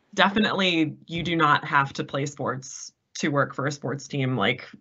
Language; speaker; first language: English; native; English